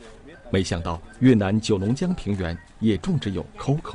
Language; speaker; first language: Chinese; native; Chinese